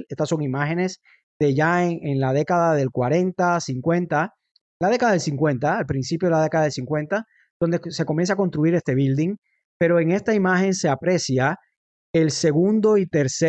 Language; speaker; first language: Spanish; native; Spanish